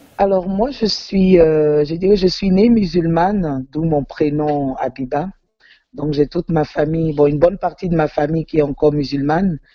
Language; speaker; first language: French; non-native, local second language; Yoruba